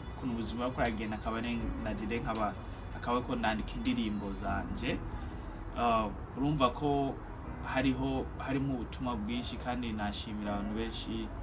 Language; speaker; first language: Rundi; early bilingual, heritage; Rundi